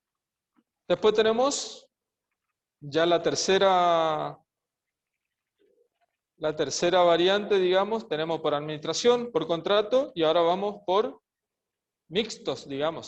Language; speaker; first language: Spanish; native; Spanish